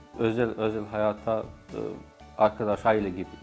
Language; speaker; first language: Turkish; non-native, fluent; Bosnian